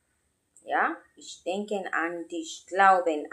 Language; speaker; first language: German; non-native, learner; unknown